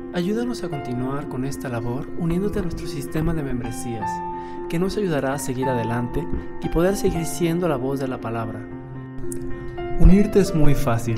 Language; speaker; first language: Spanish; native; Spanish